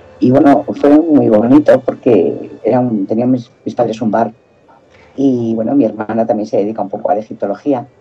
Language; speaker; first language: Spanish; native; Spanish